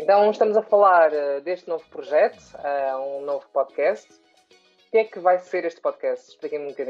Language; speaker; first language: Portuguese; native; Portuguese